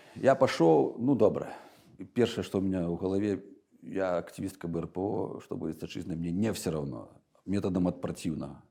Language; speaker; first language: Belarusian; native; Belarusian